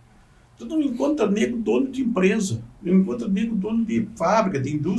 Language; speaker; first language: Portuguese; native; Portuguese